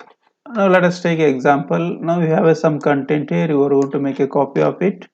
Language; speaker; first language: English; non-native, local second language; Kannada